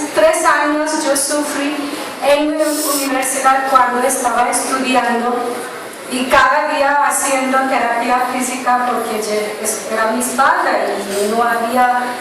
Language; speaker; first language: Spanish; non-native, learner; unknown